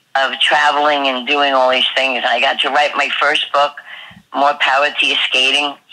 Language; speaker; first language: English; native; English